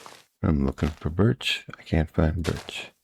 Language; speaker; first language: English; native; English